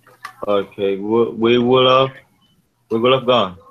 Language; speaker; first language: English; non-native, fluent; Spanish